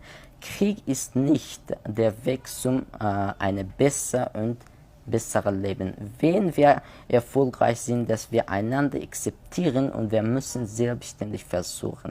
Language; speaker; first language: German; non-native, learner; Persian